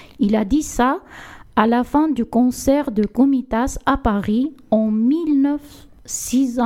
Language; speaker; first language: French; non-native, learner; Armenian